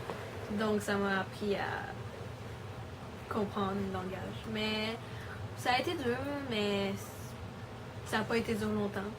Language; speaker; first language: French; early bilingual, other home language; Spanish